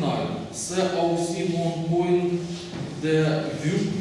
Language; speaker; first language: French; non-native, learner; Russian